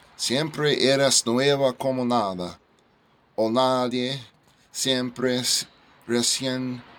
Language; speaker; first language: Spanish; non-native, learner; English